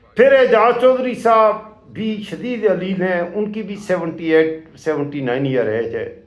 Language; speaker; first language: Urdu; non-native, local second language; Pashto